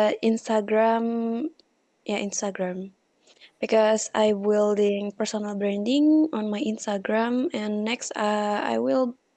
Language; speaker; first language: English; non-native, learner; Indonesian